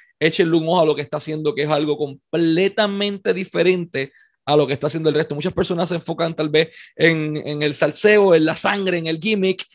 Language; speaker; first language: Spanish; native; Spanish